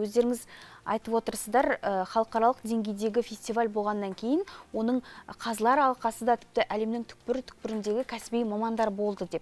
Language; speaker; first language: Kazakh; native; Kazakh